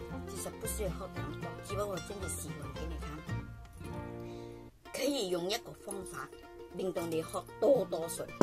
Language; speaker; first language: Chinese; non-native, local second language; Cantonese